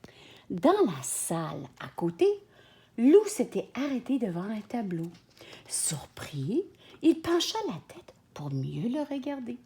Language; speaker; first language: French; native; French